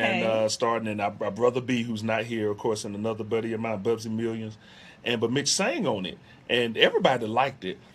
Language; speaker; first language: English; native; English